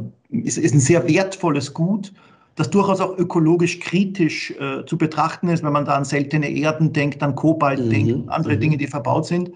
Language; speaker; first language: German; native; German